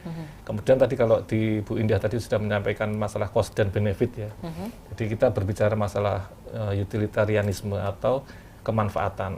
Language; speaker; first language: Indonesian; native; Indonesian